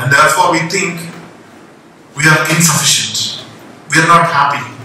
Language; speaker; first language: English; non-native, local second language; Malayalam